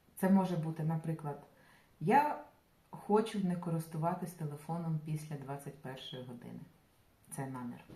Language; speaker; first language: Ukrainian; non-native, local second language; Russian